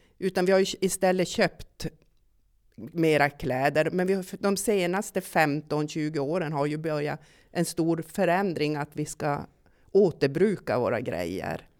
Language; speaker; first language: Swedish; native; Swedish